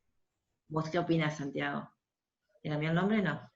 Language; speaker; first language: Spanish; native; Spanish